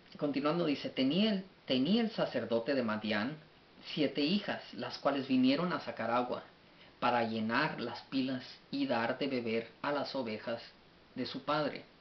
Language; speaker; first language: Spanish; early bilingual, heritage; Spanish